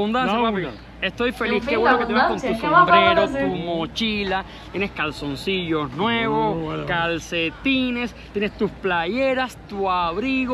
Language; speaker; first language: Spanish; native; Spanish